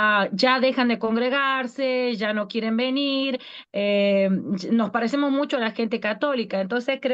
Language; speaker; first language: Spanish; native; Spanish